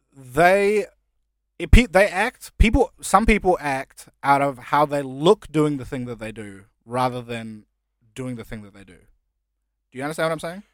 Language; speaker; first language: English; early bilingual, other home language; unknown